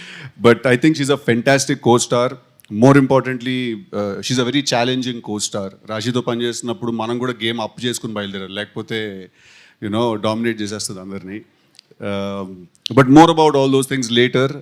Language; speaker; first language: Telugu; native; Telugu